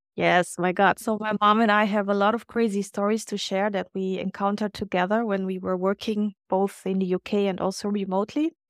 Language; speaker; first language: English; non-native, fluent; German